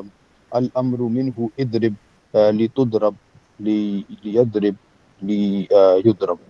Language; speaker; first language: Arabic; non-native, learner; Urdu